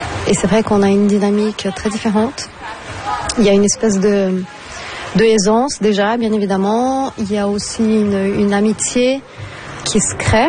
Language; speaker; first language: French; non-native, fluent; Portuguese